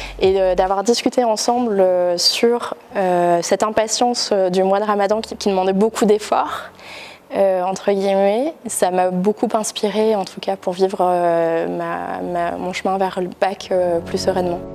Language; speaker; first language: French; native; French